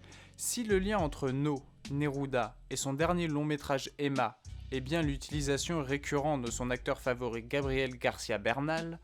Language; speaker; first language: French; native; French